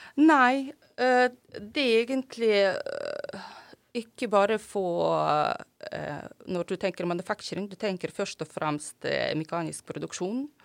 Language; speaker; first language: Norwegian; non-native, fluent; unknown